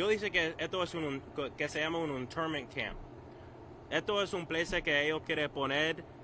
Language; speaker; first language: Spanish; non-native, learner; English